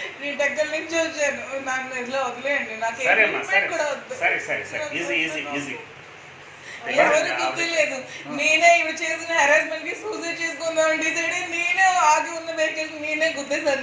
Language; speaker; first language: Telugu; native; Telugu